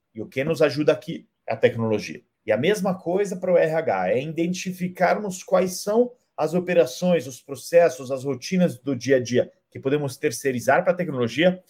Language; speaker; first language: Portuguese; non-native, fluent; Italian